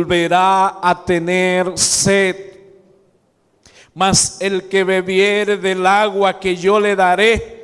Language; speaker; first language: Spanish; native; Spanish